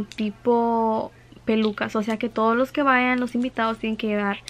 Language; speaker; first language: Spanish; early bilingual, heritage; Spanish